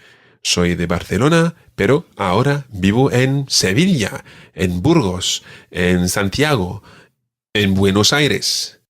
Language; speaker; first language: Spanish; non-native, fluent; English